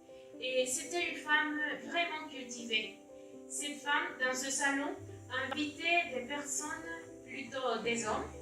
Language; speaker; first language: French; non-native, learner; Spanish